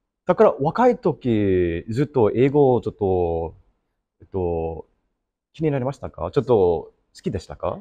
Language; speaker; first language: Japanese; non-native, learner; English